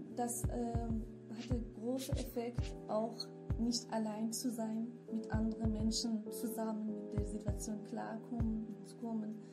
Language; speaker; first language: German; non-native, fluent; Kurdish